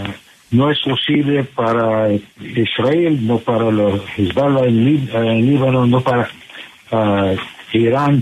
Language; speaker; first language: Spanish; non-native, fluent; English